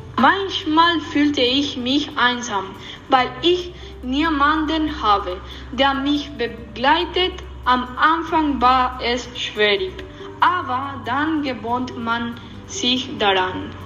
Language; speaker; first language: German; non-native, learner; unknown